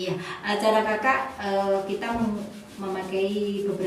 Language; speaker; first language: Indonesian; native; Indonesian